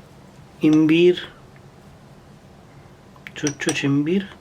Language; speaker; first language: Russian; non-native, learner; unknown